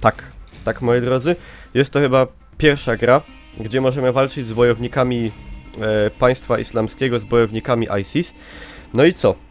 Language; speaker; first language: Polish; native; Polish